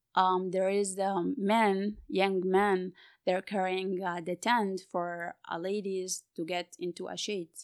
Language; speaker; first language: English; non-native, fluent; Arabic